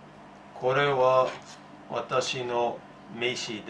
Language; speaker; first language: Japanese; non-native, learner; English